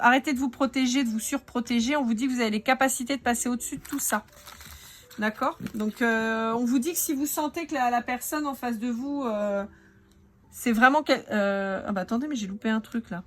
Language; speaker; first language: French; native; French